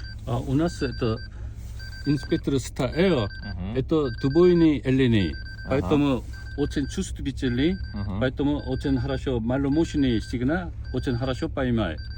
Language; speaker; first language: Russian; non-native, learner; Korean